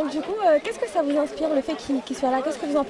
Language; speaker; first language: French; native; French